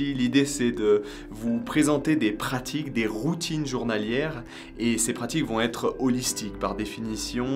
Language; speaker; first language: French; native; French